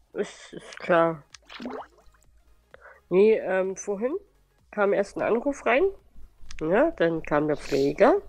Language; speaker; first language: German; native; German